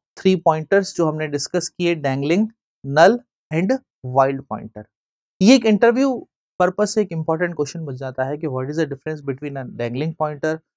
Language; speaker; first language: Hindi; native; Hindi